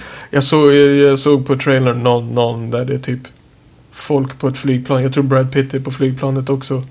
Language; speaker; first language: Swedish; native; Swedish